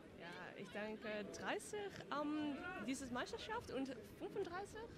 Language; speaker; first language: German; non-native, learner; Dutch